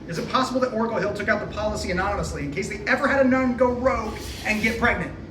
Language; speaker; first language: English; native; English